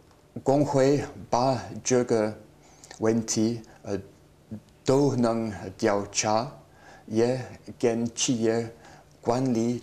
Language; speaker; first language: Chinese; non-native, learner; English